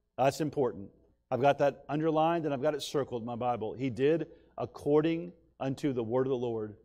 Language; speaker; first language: English; native; English